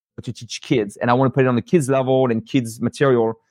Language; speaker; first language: English; non-native, fluent; French